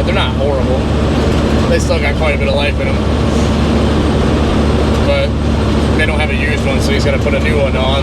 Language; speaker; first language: English; native; English